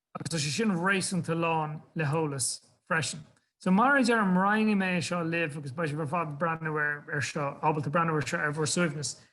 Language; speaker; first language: Irish; non-native, local second language; English